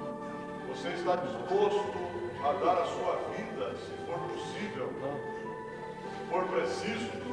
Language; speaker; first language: Portuguese; native; Portuguese